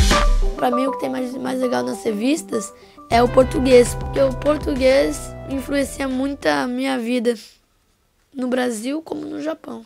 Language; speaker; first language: Portuguese; early bilingual, heritage; Portuguese